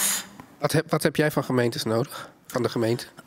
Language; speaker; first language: Dutch; native; Dutch